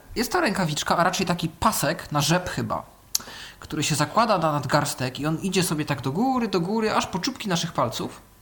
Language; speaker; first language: Polish; native; Polish